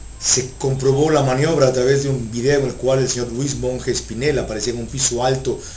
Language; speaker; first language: Spanish; native; Spanish